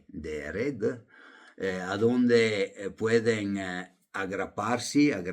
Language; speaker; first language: Spanish; non-native, fluent; Italian